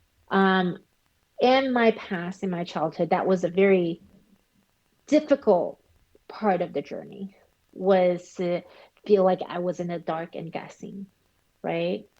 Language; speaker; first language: English; early bilingual, other home language; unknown